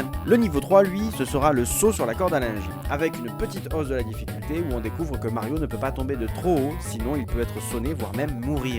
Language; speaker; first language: French; native; French